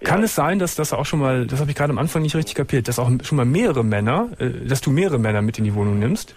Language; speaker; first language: German; native; German